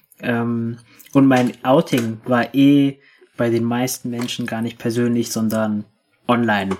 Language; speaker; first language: German; native; German